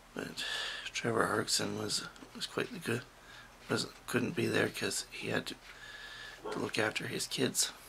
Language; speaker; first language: English; native; English